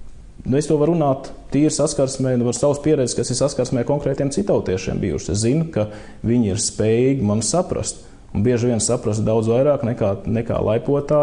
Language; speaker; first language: Latvian; native; Latvian